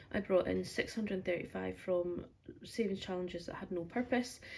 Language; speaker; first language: English; native; English